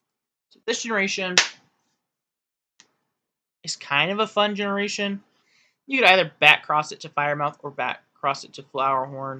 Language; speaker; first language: English; native; English